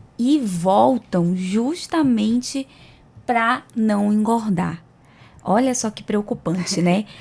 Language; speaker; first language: Portuguese; native; Portuguese